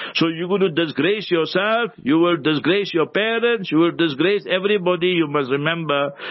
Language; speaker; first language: English; early bilingual, other home language; Urdu